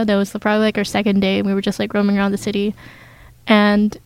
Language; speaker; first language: English; non-native, local second language; Filipino